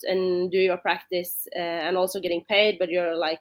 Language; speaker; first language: English; non-native, fluent; Norwegian